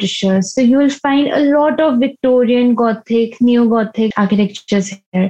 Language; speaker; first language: English; non-native, local second language; Hindi